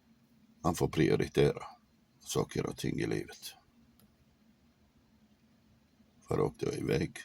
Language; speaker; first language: Swedish; non-native, fluent; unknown